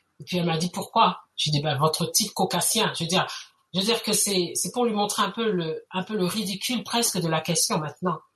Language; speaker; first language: French; native; French